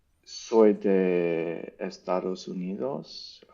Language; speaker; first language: Spanish; non-native, learner; English